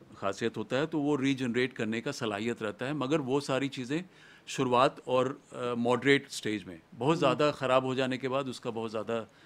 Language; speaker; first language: Hindi; native; Hindi